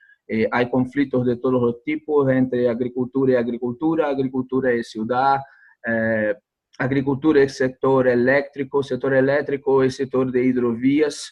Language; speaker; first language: Spanish; non-native, learner; Portuguese